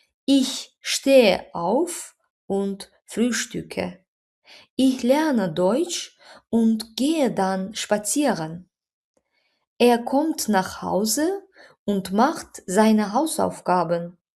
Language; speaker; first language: German; non-native, fluent; Azerbaijani